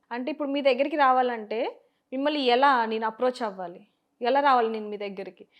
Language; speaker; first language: Telugu; native; Telugu